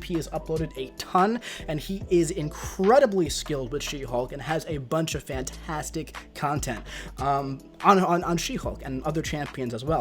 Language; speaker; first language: English; native; English